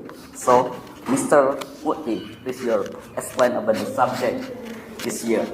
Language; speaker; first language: English; non-native, learner; Indonesian